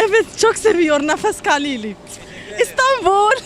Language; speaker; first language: Turkish; non-native, learner; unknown